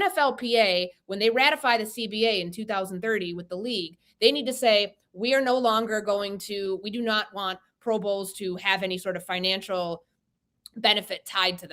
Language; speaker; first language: English; native; English